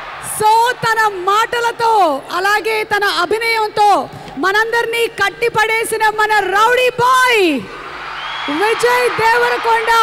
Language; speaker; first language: Telugu; native; Telugu